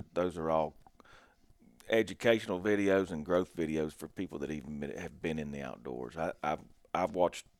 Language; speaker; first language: English; native; English